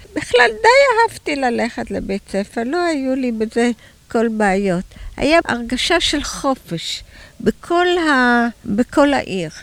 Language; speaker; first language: Hebrew; early bilingual, other home language; German